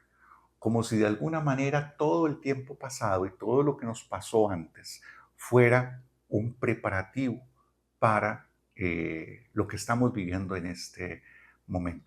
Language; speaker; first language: Spanish; native; Spanish